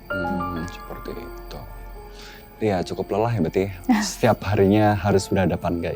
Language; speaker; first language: Indonesian; native; Indonesian